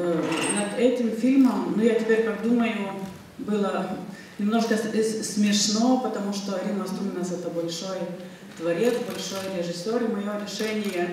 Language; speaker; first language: Russian; non-native, fluent; Lithuanian